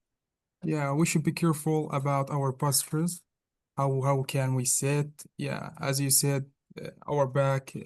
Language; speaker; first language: English; non-native, learner; Arabic